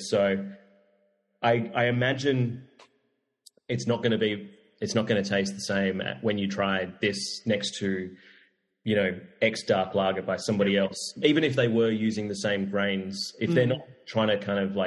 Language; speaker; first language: English; native; English